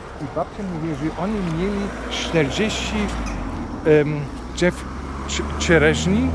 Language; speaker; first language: Polish; non-native, fluent; German